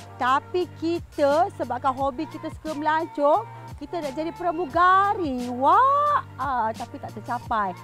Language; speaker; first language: Malay; native; Malay